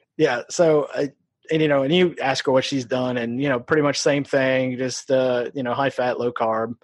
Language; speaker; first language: English; native; English